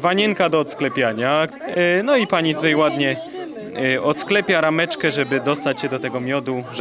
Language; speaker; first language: Polish; native; Polish